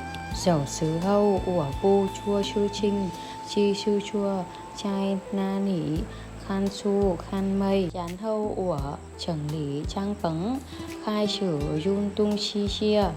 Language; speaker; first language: Chinese; non-native, learner; Vietnamese